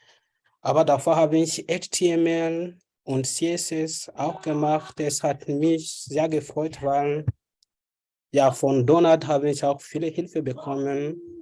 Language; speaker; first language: German; non-native, fluent; French